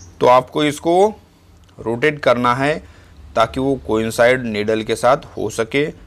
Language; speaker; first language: Hindi; non-native, local second language; Marathi